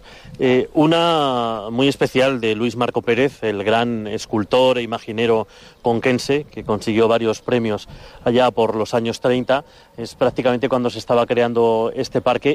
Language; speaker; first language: Spanish; native; Spanish